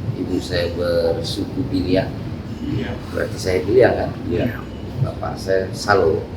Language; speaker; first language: Indonesian; non-native, local second language; Minangkabau